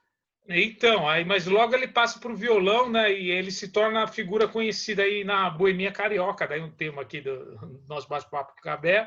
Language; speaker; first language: Portuguese; native; Portuguese